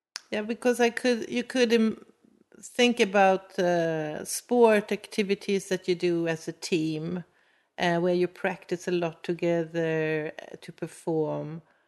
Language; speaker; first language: English; non-native, fluent; Swedish